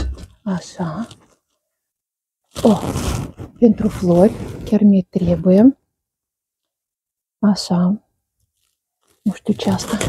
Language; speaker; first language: Romanian; non-native, learner; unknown